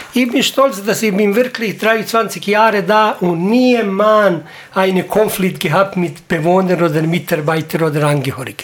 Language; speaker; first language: German; non-native, learner; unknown